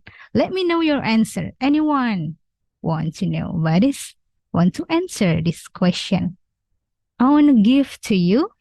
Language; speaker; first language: English; non-native, learner; Indonesian